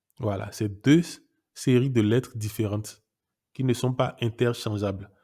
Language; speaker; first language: French; non-native, local second language; Yoruba